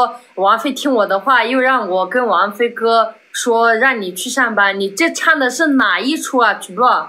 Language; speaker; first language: Chinese; native; Chinese